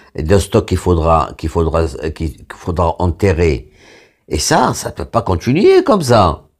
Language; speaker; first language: French; non-native, local second language; Arabic